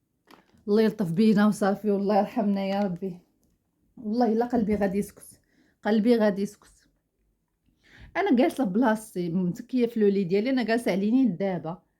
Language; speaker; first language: Arabic; native; Arabic